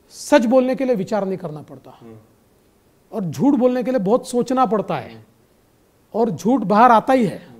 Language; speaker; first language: Hindi; non-native, local second language; Marathi